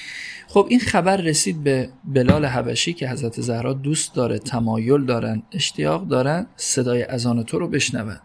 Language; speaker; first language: Persian; native; Persian